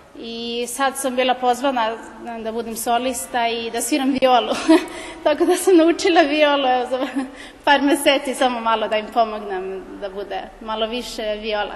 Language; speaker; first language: Serbian; early bilingual, heritage; Serbian